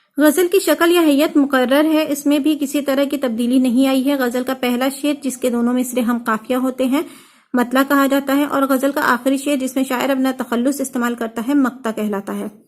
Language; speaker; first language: Urdu; native; Urdu